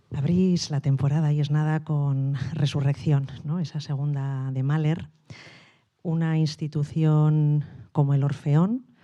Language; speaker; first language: Spanish; native; Spanish